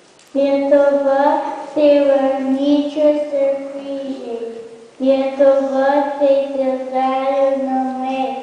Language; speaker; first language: Lithuanian; early bilingual, heritage; Lithuanian